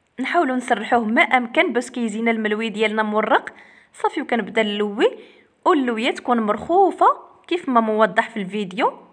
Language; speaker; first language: Arabic; native; Arabic